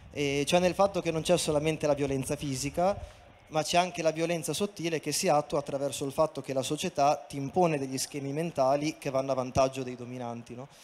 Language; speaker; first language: Italian; native; Italian